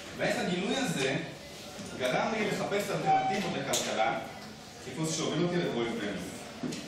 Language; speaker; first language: Hebrew; native; Hebrew